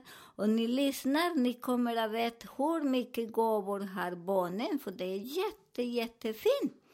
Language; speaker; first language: Swedish; non-native, learner; Spanish